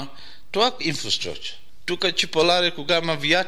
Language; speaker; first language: Bulgarian; non-native, learner; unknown